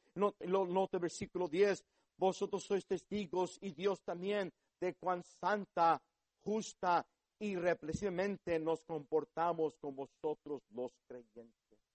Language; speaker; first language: Spanish; early bilingual, heritage; Spanish